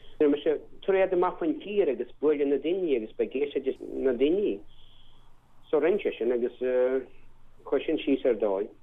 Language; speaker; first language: Irish; native; Irish